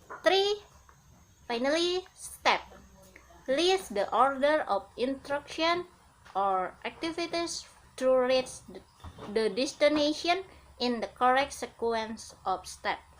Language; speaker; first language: English; non-native, learner; Indonesian